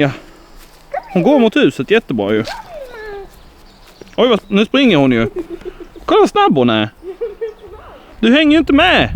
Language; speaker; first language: Swedish; native; Swedish